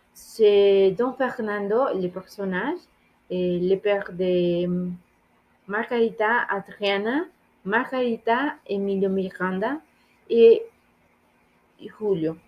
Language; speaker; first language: French; non-native, learner; Spanish